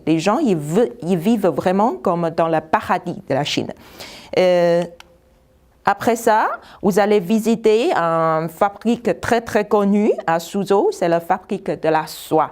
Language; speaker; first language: French; non-native, fluent; Chinese